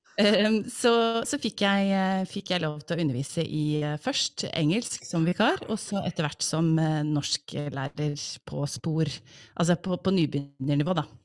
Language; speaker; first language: Norwegian; early bilingual, other home language; English